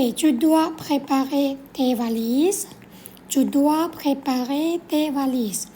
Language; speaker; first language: French; non-native, fluent; Thai